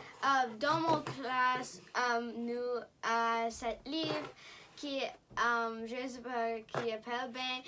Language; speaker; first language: French; non-native, local second language; English